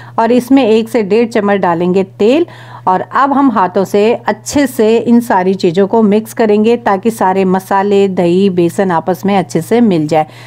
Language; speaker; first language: Hindi; native; Hindi